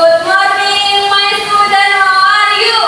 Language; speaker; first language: English; non-native, learner; Indonesian